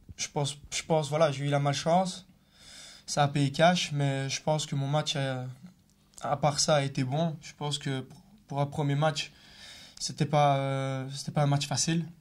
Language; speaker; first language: French; native; French